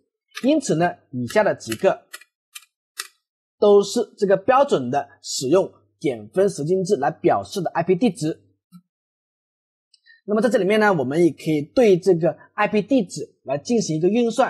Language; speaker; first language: Chinese; native; Chinese